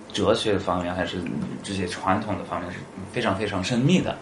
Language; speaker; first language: Chinese; non-native, fluent; English